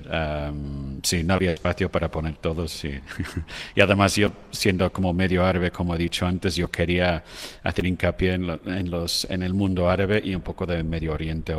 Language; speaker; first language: Spanish; non-native, fluent; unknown